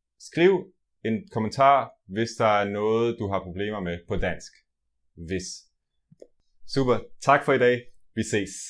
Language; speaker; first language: Danish; native; Danish